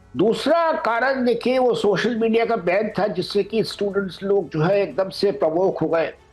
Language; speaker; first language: Hindi; native; Hindi